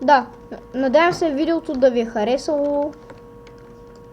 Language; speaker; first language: Bulgarian; native; Bulgarian